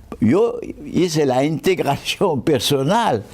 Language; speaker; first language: Spanish; non-native, fluent; French